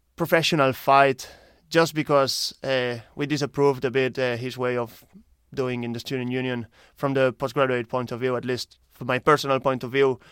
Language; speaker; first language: English; non-native, fluent; Spanish